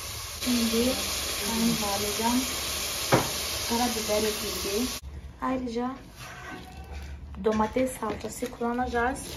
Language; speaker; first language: Turkish; non-native, fluent; Portuguese